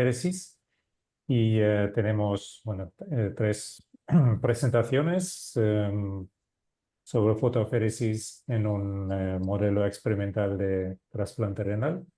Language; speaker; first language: Spanish; non-native, fluent; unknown